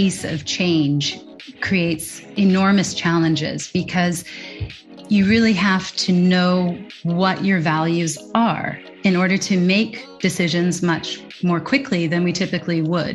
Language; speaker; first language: English; native; English